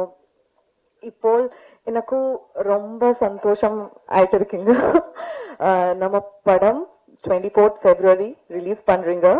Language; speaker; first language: Tamil; non-native, learner; Bangla